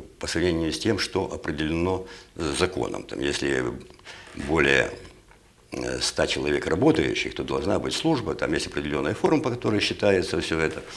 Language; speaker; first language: Russian; native; Russian